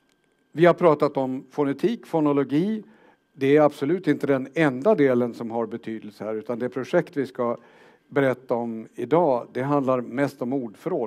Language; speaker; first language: Swedish; native; Swedish